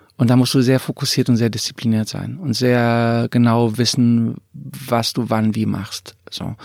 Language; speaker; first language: German; early bilingual, other home language; Croatian